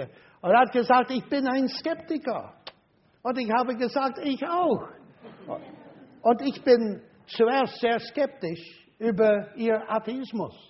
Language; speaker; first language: German; non-native, fluent; English